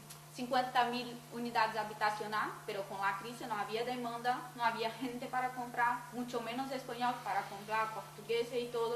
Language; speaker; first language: Spanish; non-native, fluent; Portuguese